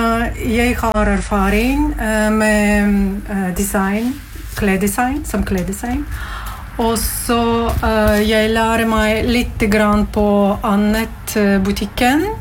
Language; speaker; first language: Norwegian; non-native, learner; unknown